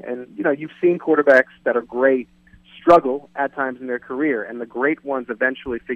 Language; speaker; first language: English; native; English